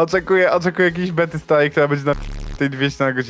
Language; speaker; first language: Polish; native; Polish